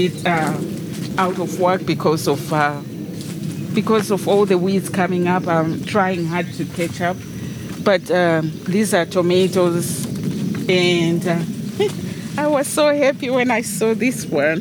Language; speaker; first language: English; non-native, local second language; Shona